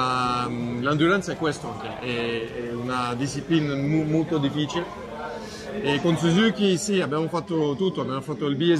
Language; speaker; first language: Italian; non-native, fluent; French